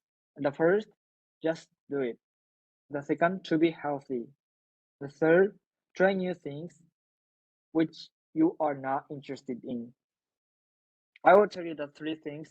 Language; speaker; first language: English; non-native, learner; Japanese